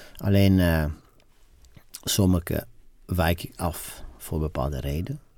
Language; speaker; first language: Dutch; non-native, fluent; Italian